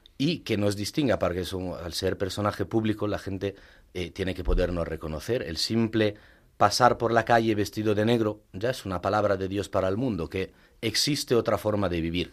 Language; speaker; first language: Spanish; non-native, fluent; Italian